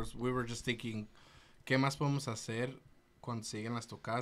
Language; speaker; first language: Spanish; early bilingual, other home language; English